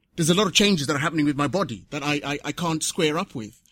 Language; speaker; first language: English; non-native, local second language; Shona